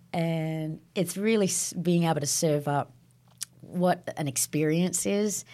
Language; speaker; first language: English; native; English